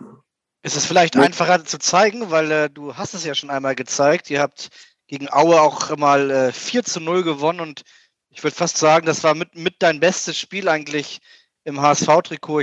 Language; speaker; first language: German; native; German